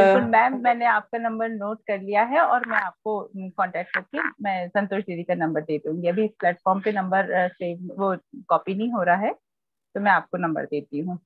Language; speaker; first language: Hindi; native; Hindi